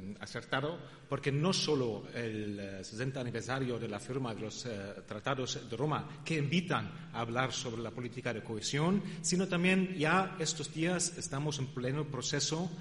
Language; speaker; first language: Spanish; non-native, fluent; German